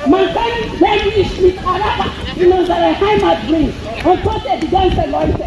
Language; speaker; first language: German; non-native, learner; Yoruba